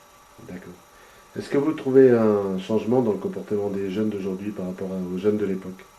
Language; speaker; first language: French; native; French